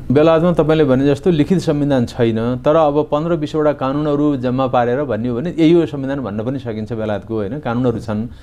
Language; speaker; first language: Nepali; native; Nepali